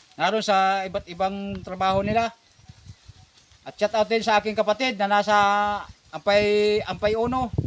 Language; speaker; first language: Filipino; non-native, local second language; Bikol